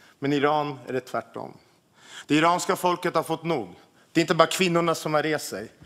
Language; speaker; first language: Swedish; early bilingual, other home language; Armenian